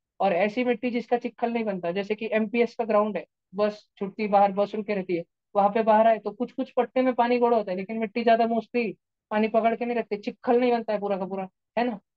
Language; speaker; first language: Hindi; non-native, local second language; Marathi